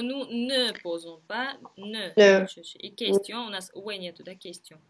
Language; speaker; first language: French; non-native, fluent; Russian